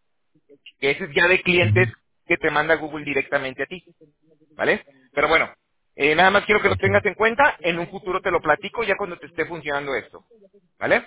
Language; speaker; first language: Spanish; native; Spanish